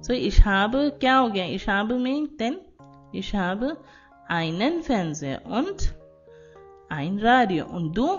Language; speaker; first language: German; non-native, fluent; Hindi